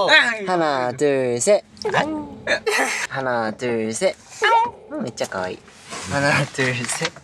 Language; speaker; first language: Korean; non-native, fluent; Japanese